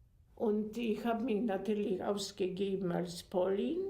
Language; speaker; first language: German; non-native, fluent; Polish